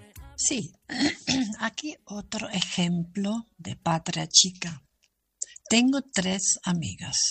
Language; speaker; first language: Spanish; non-native, learner; German